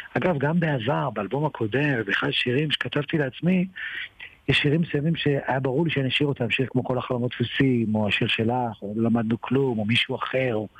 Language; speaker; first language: Hebrew; early bilingual, other home language; Georgian